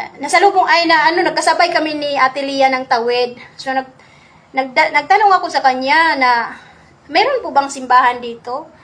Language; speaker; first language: Filipino; non-native, local second language; Cebuano